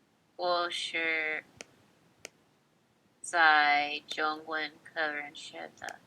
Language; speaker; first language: Chinese; non-native, learner; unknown